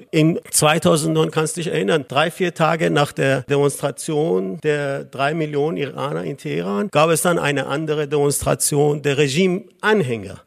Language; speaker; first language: German; non-native, fluent; Persian